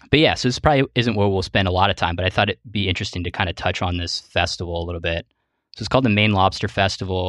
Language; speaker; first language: English; native; English